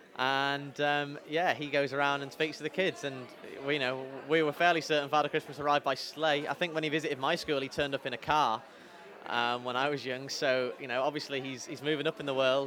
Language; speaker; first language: English; native; English